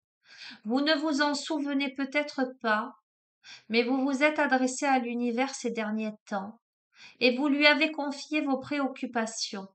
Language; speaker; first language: French; native; French